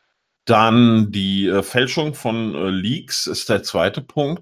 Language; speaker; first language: German; native; German